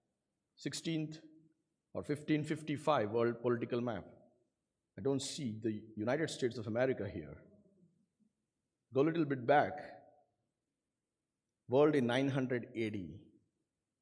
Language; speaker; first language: English; non-native, local second language; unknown